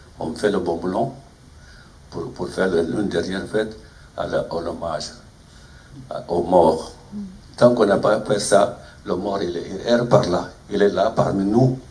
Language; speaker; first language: French; non-native, fluent; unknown